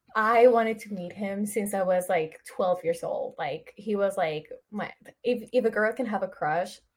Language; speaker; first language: English; early bilingual, other home language; Spanish